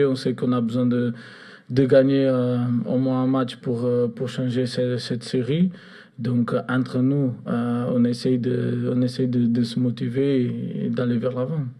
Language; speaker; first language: French; non-native, fluent; Portuguese